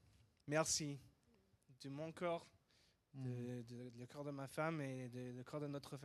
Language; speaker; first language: French; non-native, fluent; English